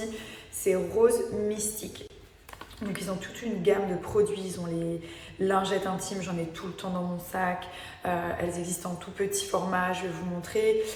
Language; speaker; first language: French; native; French